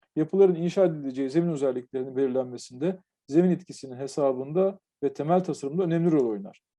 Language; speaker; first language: Turkish; native; Turkish